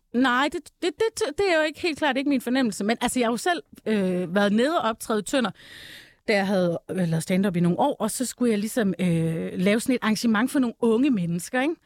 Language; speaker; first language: Danish; native; Danish